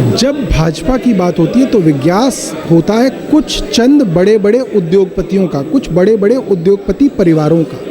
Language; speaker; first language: Hindi; native; Hindi